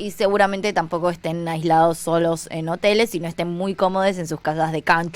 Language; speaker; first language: Spanish; native; Spanish